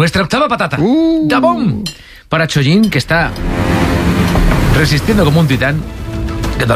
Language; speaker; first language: Spanish; native; Spanish